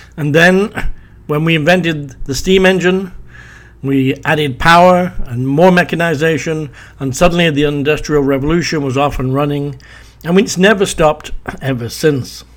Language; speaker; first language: English; native; English